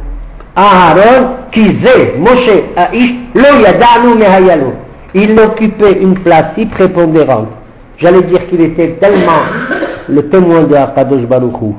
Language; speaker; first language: French; native; French